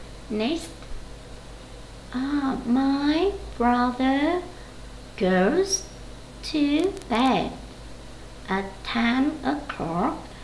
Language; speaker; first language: English; non-native, fluent; Vietnamese